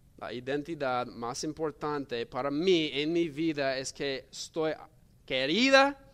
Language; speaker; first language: Spanish; non-native, learner; English